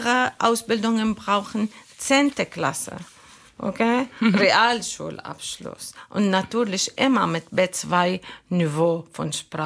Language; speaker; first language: German; non-native, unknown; Arabic